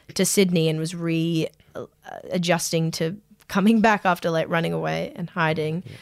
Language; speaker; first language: English; native; English